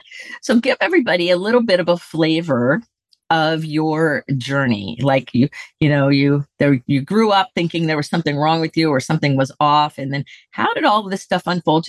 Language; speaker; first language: English; native; English